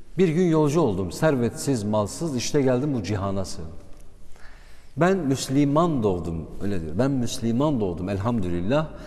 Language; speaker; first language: Turkish; non-native, local second language; Kurdish